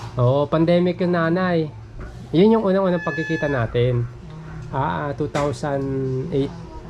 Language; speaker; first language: Filipino; native; Filipino